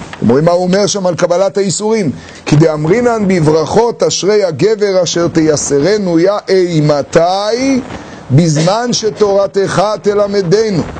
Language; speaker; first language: Hebrew; native; Hebrew